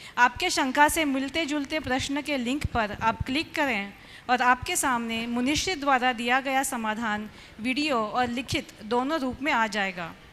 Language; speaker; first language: Hindi; native; Hindi